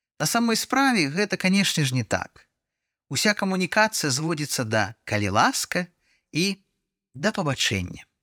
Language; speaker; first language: Belarusian; non-native, local second language; Russian